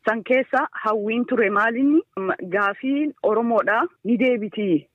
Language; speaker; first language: Oromo; native; Oromo